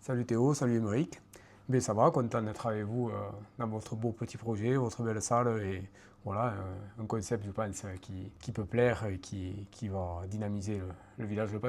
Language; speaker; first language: French; native; French